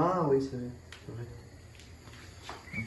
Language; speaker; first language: French; non-native, learner; Spanish